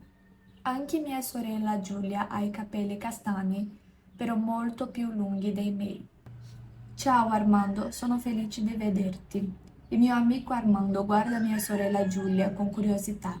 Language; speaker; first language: Italian; non-native, learner; Portuguese